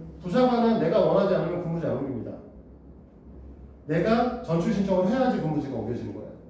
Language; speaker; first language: Korean; native; Korean